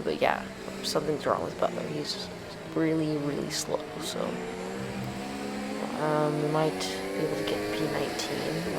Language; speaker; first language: English; native; English